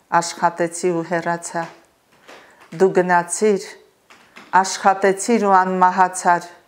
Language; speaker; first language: Armenian; native; Armenian